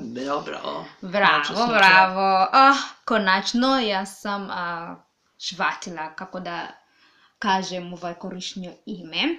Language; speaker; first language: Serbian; non-native, learner; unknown